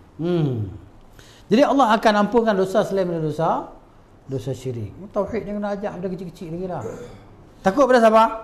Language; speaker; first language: Malay; native; Malay